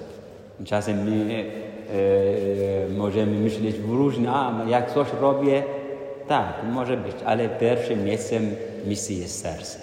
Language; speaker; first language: Polish; non-native, fluent; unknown